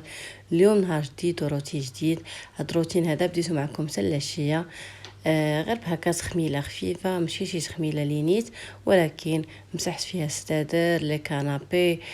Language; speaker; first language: Arabic; native; Arabic